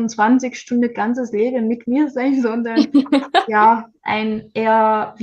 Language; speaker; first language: German; non-native, learner; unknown